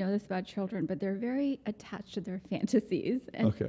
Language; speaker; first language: English; non-native, local second language; Gujarati